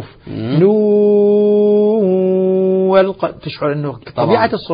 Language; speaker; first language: Arabic; native; Arabic